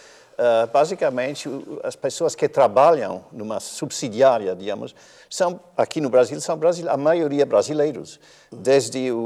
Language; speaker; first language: Portuguese; non-native, fluent; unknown